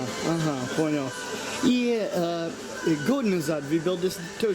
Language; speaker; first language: Russian; non-native, learner; English